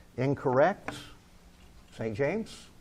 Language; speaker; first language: English; native; English